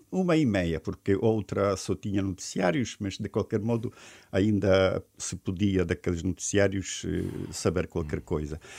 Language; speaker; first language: Portuguese; non-native, fluent; Ukrainian